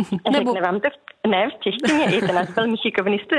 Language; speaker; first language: Czech; native; Czech